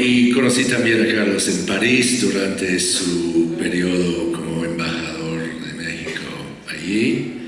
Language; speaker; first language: Spanish; non-native, fluent; English